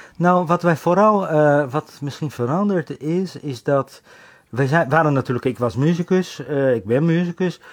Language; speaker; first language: Dutch; non-native, fluent; Portuguese